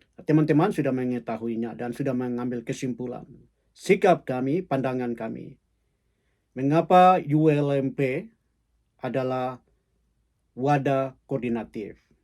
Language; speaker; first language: Indonesian; native; Indonesian